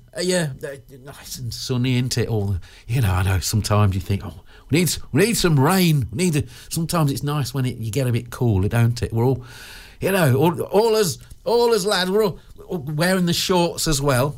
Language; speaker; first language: English; native; English